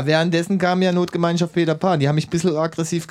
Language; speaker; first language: German; native; German